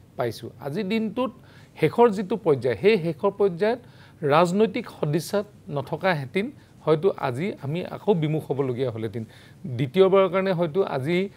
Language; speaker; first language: Assamese; native; Assamese